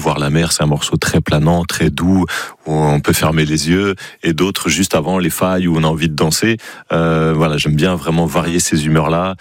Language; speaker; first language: French; native; French